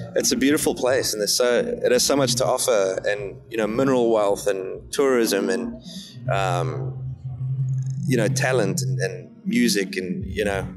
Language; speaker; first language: English; native; English